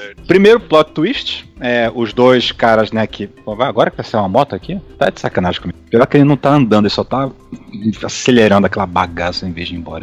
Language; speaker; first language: Portuguese; native; Portuguese